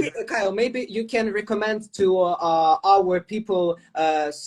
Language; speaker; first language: English; non-native, fluent; Ukrainian